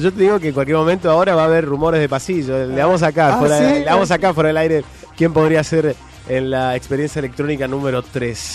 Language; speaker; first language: Spanish; native; Spanish